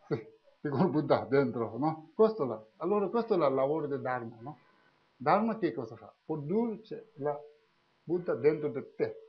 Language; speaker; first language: Italian; non-native, learner; Tibetan